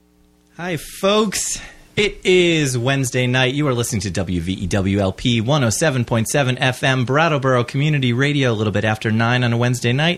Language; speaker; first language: English; native; English